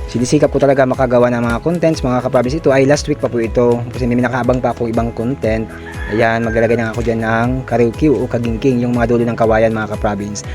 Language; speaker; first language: Filipino; non-native, local second language; Bikol